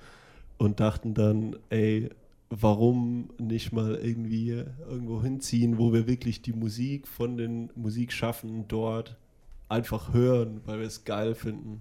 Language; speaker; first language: German; native; German